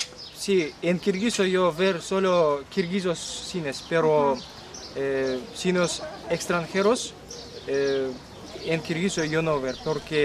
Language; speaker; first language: Spanish; non-native, learner; Kyrgyz